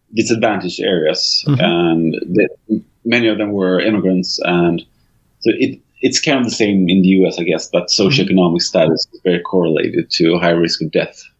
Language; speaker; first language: English; non-native, fluent; Swedish